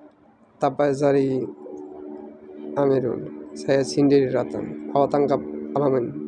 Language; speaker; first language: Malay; non-native, learner; Bangla